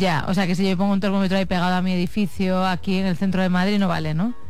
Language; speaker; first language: Spanish; native; Spanish